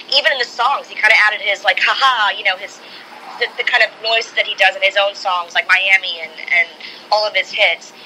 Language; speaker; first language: English; native; English